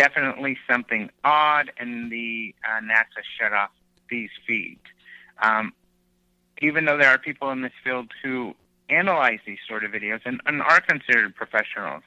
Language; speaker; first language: English; native; English